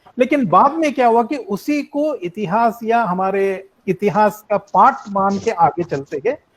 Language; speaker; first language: Hindi; native; Hindi